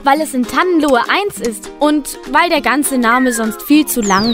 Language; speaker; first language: German; native; German